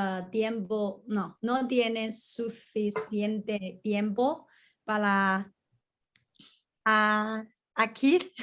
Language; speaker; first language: Spanish; non-native, learner; English